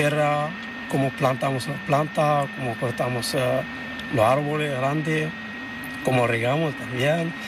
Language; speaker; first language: Spanish; non-native, learner; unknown